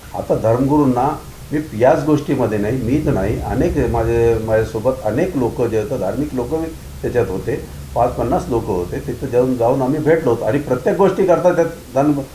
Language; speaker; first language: Marathi; non-native, local second language; Urdu